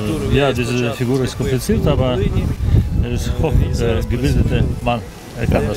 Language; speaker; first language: German; non-native, learner; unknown